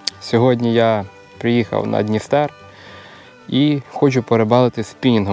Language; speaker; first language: Ukrainian; native; Ukrainian